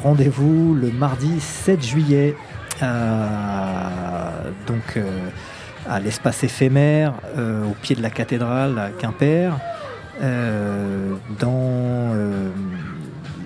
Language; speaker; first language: French; native; French